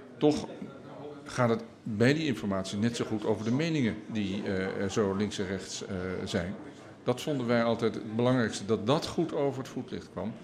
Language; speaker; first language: Dutch; native; Dutch